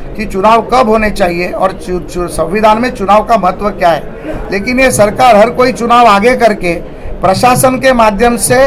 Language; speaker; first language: Hindi; non-native, local second language; Marathi